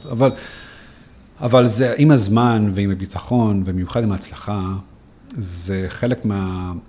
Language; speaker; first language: Hebrew; non-native, fluent; English